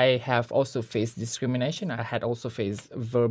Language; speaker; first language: English; non-native, local second language; Malay